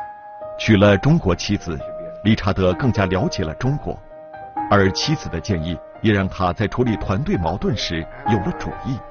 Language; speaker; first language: Chinese; native; Chinese